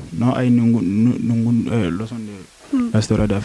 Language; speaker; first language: Spanish; non-native, learner; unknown